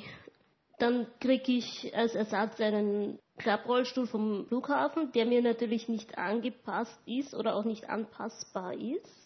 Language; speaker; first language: German; native; German